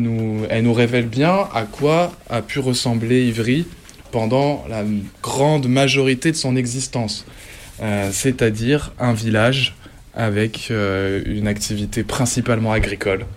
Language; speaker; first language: French; native; French